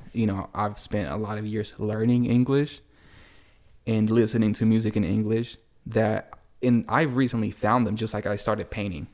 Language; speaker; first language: English; early bilingual, other home language; Spanish